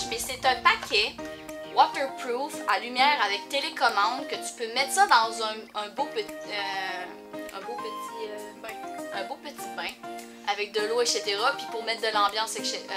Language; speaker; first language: French; native; French